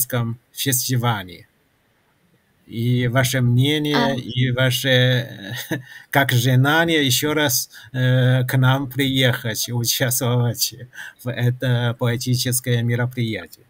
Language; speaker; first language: Russian; non-native, fluent; Chinese